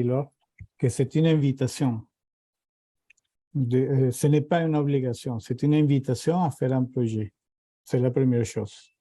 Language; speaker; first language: French; non-native, fluent; Spanish